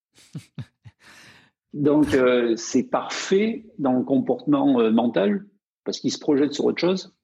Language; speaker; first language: French; native; French